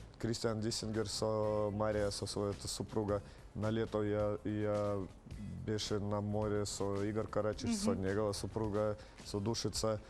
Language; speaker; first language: Macedonian; non-native, fluent; Russian